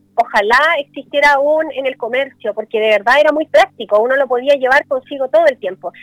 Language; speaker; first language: Spanish; native; Spanish